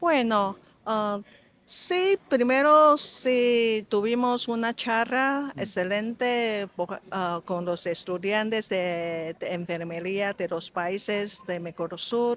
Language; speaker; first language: Spanish; non-native, local second language; Chinese